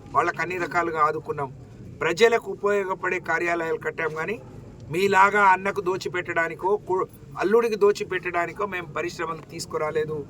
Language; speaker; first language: Telugu; native; Telugu